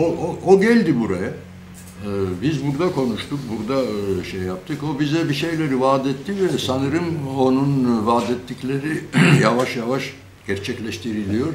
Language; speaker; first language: Turkish; non-native, fluent; Georgian